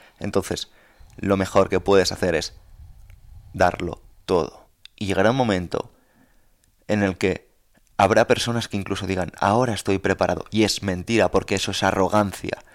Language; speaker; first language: Spanish; native; Spanish